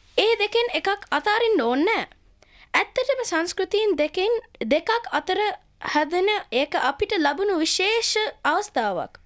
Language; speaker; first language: Sinhala; early bilingual, heritage; Sinhala